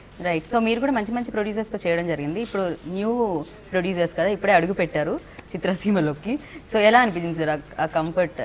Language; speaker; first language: Telugu; native; Telugu